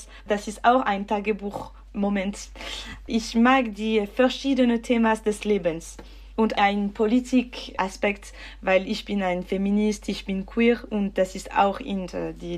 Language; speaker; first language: German; non-native, learner; French